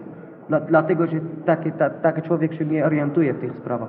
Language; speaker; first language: Polish; non-native, learner; Arabic